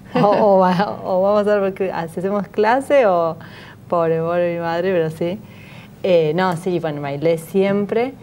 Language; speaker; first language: Spanish; native; Spanish